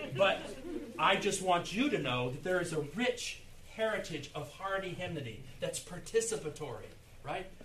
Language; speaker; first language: English; native; English